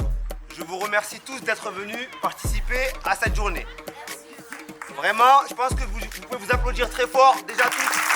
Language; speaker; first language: French; native; French